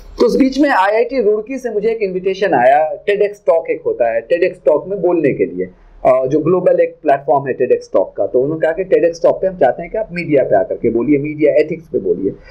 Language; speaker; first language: Hindi; native; Hindi